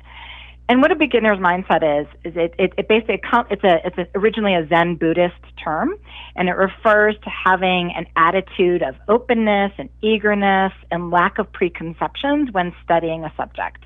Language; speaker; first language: English; native; English